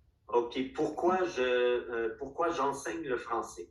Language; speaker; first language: French; native; French